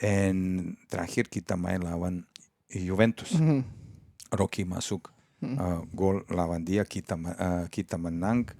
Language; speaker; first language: Indonesian; non-native, fluent; Serbian